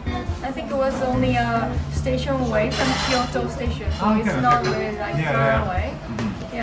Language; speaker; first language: English; non-native, fluent; Japanese